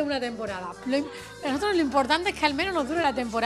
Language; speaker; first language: Spanish; native; Spanish